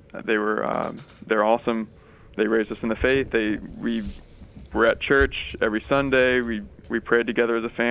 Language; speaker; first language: English; native; English